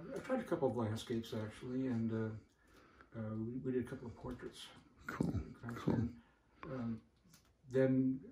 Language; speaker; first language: English; native; English